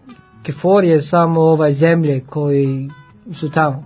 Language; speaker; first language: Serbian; non-native, learner; Norwegian